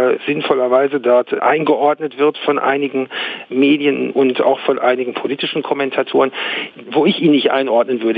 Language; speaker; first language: German; native; German